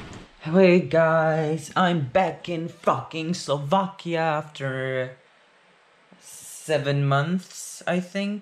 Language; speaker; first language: English; non-native, fluent; Slovak